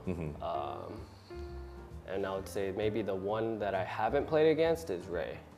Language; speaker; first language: English; early bilingual, other home language; Chinese